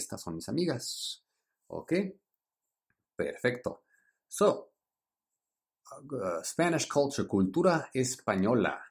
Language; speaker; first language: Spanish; early bilingual, heritage; Spanish